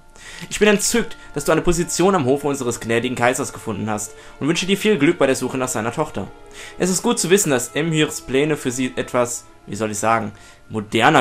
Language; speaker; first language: German; native; German